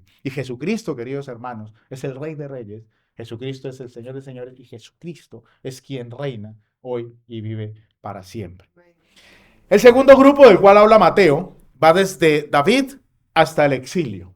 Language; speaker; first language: Spanish; native; Spanish